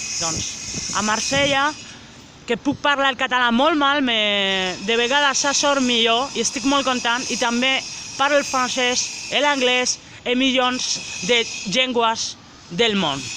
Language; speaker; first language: Catalan; non-native, local second language; Spanish